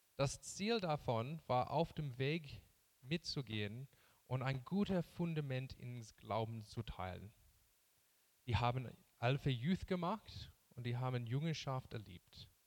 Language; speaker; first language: German; non-native, fluent; English